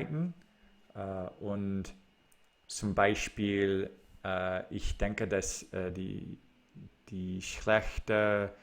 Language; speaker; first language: German; non-native, learner; English